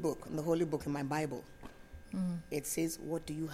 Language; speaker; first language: English; non-native, local second language; Yoruba